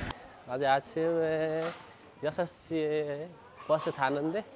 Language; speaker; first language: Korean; non-native, fluent; Nepali